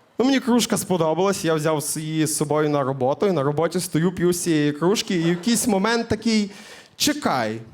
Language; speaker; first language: Ukrainian; native; Ukrainian